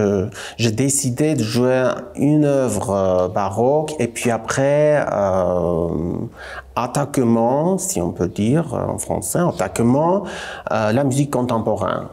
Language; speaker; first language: French; non-native, fluent; Armenian